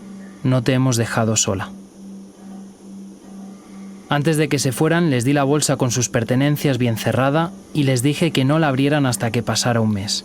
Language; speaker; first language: Spanish; native; Spanish